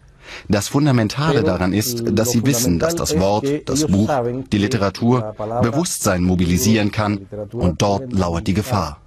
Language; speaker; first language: German; native; German